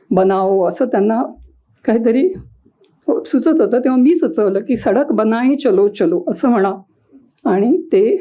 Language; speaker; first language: Marathi; native; Marathi